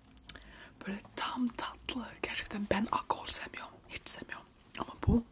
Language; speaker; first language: Turkish; early bilingual, heritage; Turkish